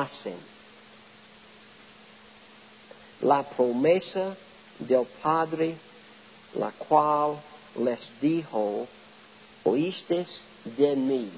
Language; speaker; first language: Spanish; non-native, learner; English